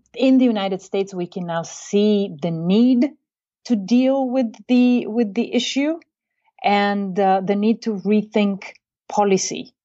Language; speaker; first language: English; non-native, fluent; Bulgarian